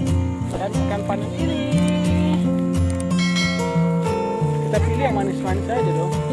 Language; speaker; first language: Indonesian; non-native, local second language; Batak Toba